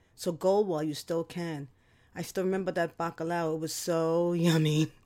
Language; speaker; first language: English; native; English